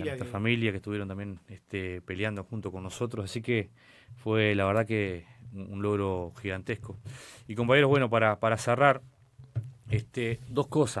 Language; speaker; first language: Spanish; native; Spanish